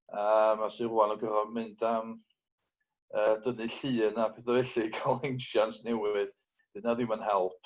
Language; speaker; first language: Welsh; native; Welsh